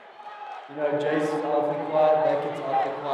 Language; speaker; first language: English; native; English